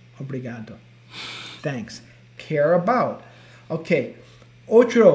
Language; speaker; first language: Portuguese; non-native, fluent; English